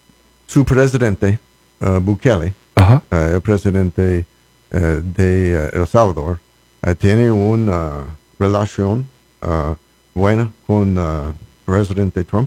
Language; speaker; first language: Spanish; non-native, learner; English